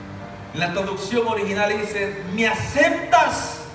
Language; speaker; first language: Spanish; native; Spanish